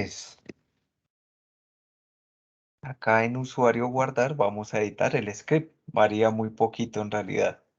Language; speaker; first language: Spanish; native; Spanish